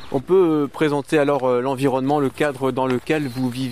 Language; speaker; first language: French; native; French